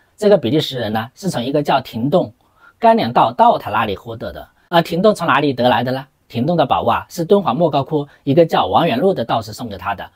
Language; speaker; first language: Chinese; native; Chinese